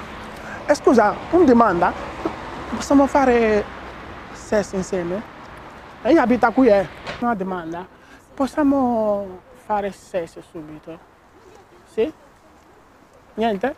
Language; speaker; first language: Italian; non-native, learner; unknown